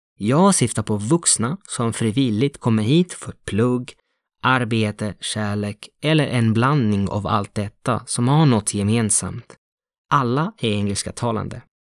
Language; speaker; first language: Swedish; non-native, fluent; Italian